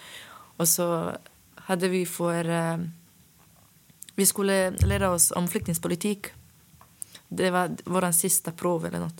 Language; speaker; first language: Swedish; non-native, fluent; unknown